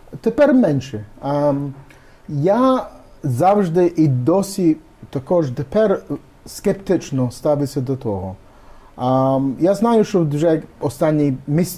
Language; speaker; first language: Ukrainian; early bilingual, heritage; Ukrainian